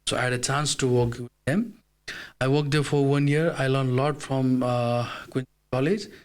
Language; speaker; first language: English; non-native, fluent; Nepali